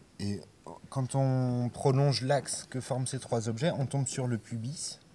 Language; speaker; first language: French; native; French